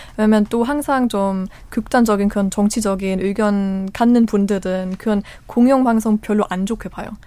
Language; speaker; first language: Korean; non-native, fluent; German